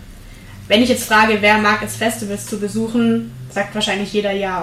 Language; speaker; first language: German; native; German